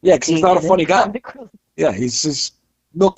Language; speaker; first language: English; native; English